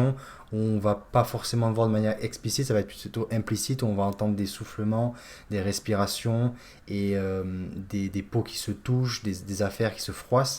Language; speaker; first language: French; native; French